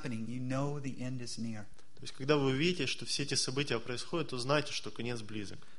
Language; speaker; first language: Russian; native; Russian